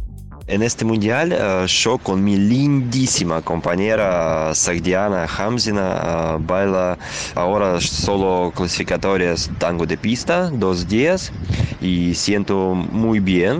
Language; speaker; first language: Spanish; non-native, learner; Russian